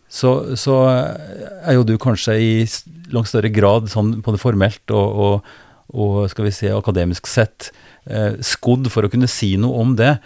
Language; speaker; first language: Norwegian; native; Norwegian